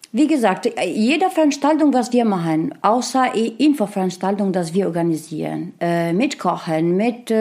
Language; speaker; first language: German; non-native, learner; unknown